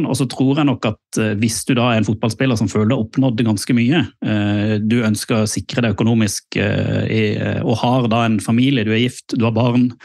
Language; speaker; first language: Norwegian; native; Norwegian